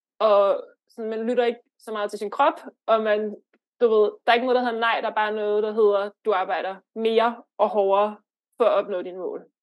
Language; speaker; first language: Danish; early bilingual, other home language; Lithuanian